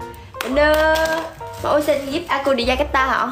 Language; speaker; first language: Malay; non-native, learner; Vietnamese